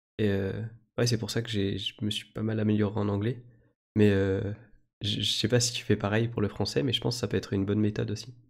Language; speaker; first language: French; native; French